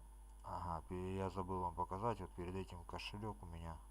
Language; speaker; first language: Russian; native; Russian